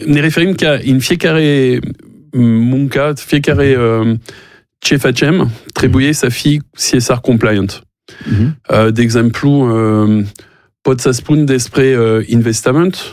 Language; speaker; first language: Romanian; non-native, fluent; French